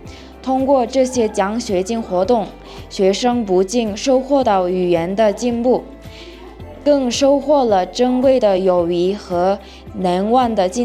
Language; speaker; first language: Chinese; non-native, learner; Mongolian